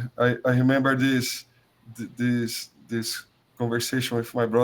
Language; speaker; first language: English; non-native, learner; Portuguese